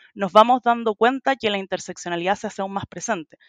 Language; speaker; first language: Spanish; native; Spanish